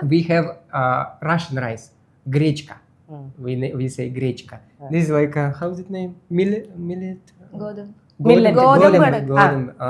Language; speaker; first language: English; non-native, learner; Russian